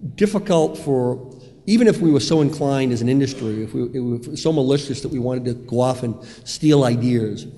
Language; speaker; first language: English; native; English